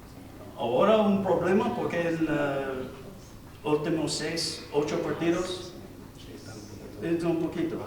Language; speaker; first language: Spanish; non-native, learner; English